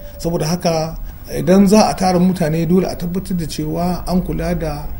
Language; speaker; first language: Hausa; native; Hausa